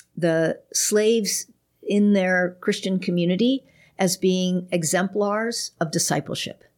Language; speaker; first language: English; native; English